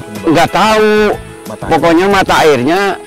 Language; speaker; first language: Indonesian; non-native, local second language; Sundanese